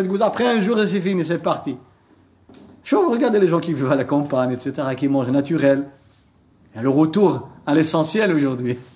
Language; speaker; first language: French; non-native, local second language; Arabic